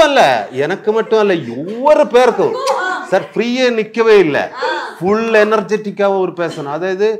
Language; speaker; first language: Tamil; non-native, learner; Malayalam